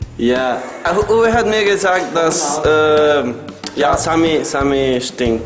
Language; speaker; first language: German; non-native, learner; Spanish